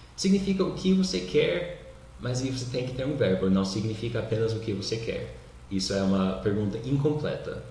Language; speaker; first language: Portuguese; non-native, fluent; English